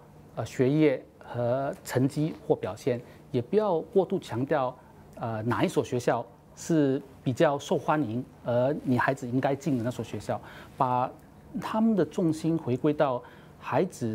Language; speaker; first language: Chinese; native; Chinese